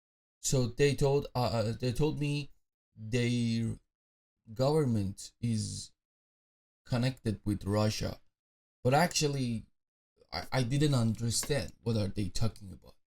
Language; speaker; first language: English; non-native, fluent; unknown